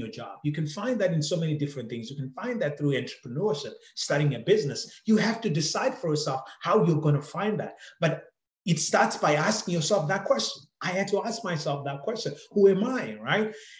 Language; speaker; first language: English; non-native, local second language; Shona